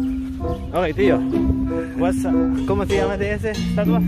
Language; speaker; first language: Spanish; non-native, learner; Filipino